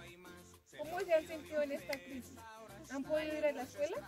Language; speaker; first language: Spanish; native; Spanish